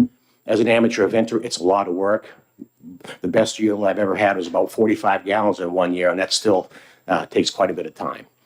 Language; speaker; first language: English; native; English